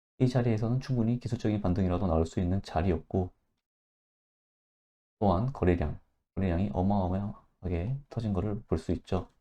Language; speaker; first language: Korean; native; Korean